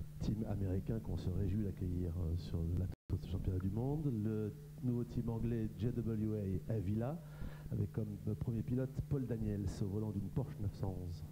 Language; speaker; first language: French; native; French